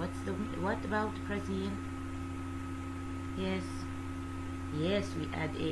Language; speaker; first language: English; non-native, fluent; Arabic